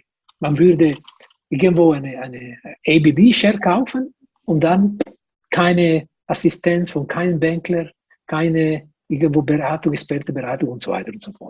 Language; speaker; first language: German; non-native, local second language; Italian